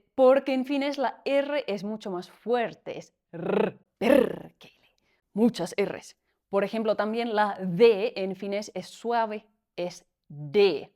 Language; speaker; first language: Spanish; non-native, fluent; Finnish